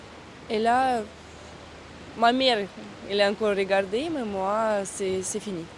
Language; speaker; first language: French; non-native, learner; Russian